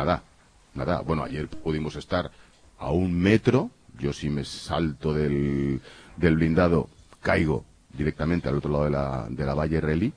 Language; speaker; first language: Spanish; native; Spanish